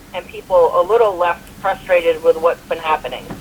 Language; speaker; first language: English; native; English